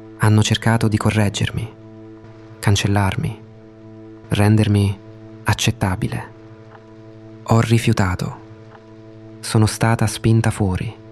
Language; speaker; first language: Italian; non-native, fluent; Russian